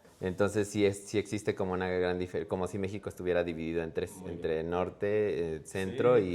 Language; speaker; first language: Spanish; native; Spanish